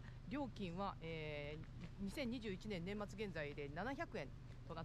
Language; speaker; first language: Japanese; native; Japanese